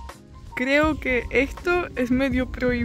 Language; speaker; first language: Spanish; non-native, fluent; Polish